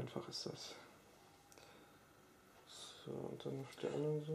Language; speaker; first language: German; native; German